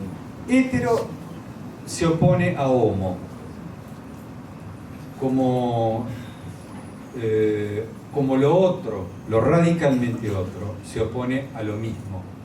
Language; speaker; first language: Spanish; native; Spanish